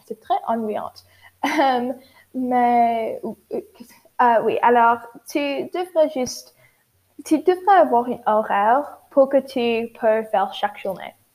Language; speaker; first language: French; non-native, learner; English